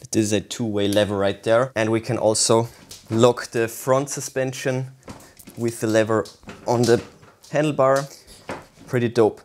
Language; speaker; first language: English; non-native, fluent; German